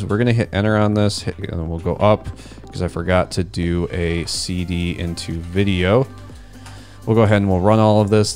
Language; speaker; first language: English; native; English